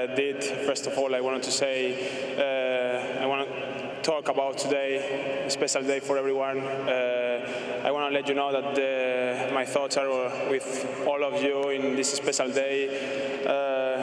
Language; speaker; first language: English; non-native, fluent; Spanish